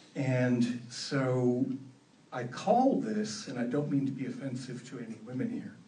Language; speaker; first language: English; native; English